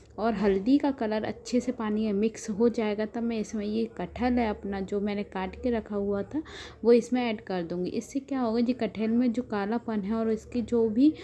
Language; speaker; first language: Hindi; native; Hindi